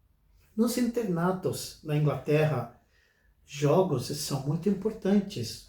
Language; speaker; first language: Portuguese; non-native, fluent; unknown